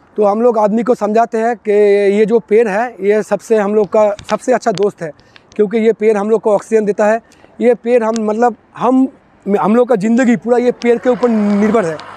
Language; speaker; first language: Hindi; non-native, local second language; Bangla